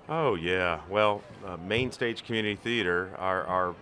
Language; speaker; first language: English; native; English